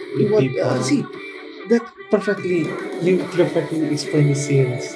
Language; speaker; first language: English; non-native, learner; Indonesian